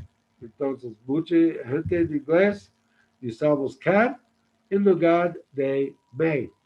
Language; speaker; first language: Spanish; non-native, learner; English